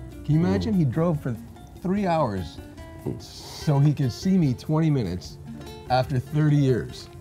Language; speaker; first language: English; native; English